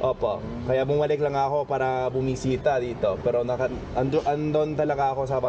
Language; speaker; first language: Filipino; non-native, fluent; English